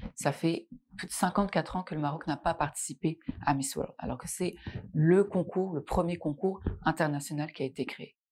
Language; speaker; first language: French; non-native, local second language; Arabic